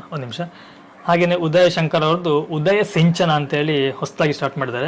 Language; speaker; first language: Kannada; non-native, local second language; Tulu